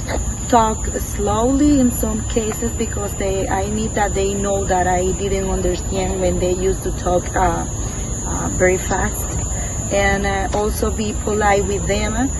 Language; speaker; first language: English; non-native, learner; Spanish